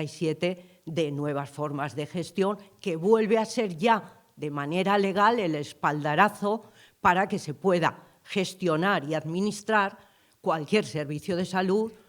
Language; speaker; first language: Spanish; native; Spanish